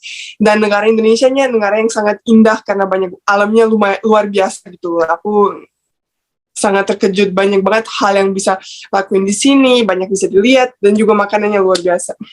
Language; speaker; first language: Indonesian; non-native, fluent; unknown